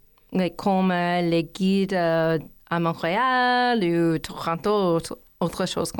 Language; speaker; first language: French; non-native, learner; English